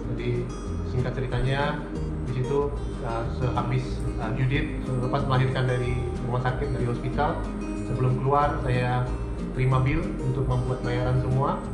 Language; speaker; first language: Indonesian; native; Indonesian